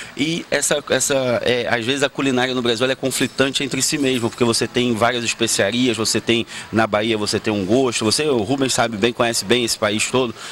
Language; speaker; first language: Portuguese; native; Portuguese